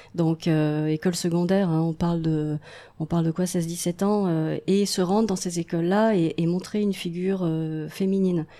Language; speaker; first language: French; native; French